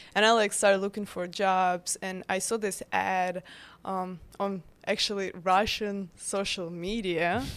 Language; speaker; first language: English; non-native, fluent; Russian